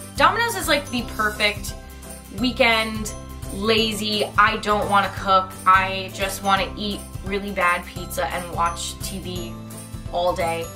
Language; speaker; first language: English; native; English